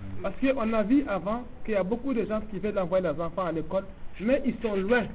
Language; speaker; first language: French; non-native, local second language; Tamasheq